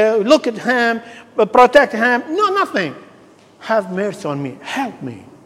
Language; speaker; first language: English; non-native, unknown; Arabic